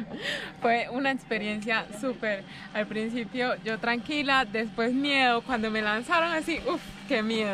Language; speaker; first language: Spanish; native; Spanish